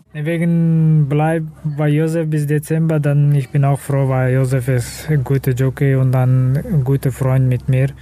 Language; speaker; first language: German; non-native, learner; Kazakh